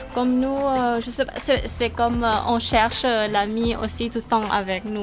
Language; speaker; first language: French; non-native, learner; Thai